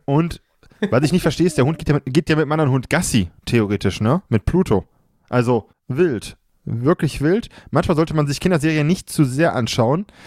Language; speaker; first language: German; native; German